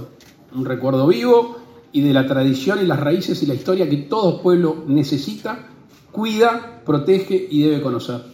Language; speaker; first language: Spanish; native; Spanish